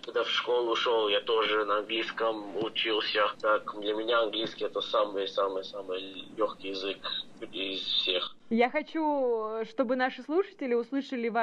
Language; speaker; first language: Russian; early bilingual, heritage; English